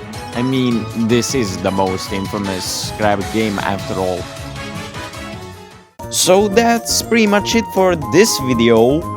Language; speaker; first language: English; non-native, fluent; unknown